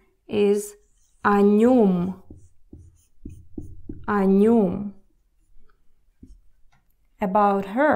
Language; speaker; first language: Russian; non-native, learner; English